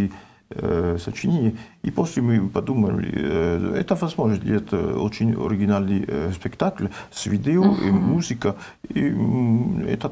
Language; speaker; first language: Russian; non-native, learner; French